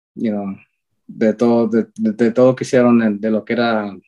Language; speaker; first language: Spanish; early bilingual, heritage; Spanish